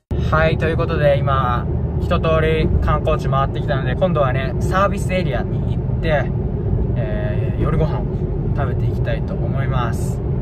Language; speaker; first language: Japanese; native; Japanese